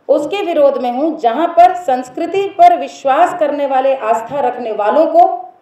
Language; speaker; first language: Hindi; native; Hindi